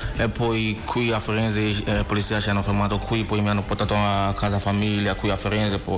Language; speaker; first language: Italian; non-native, learner; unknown